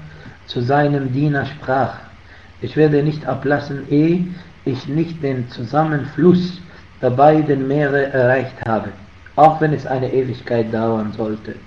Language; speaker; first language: German; non-native, fluent; Arabic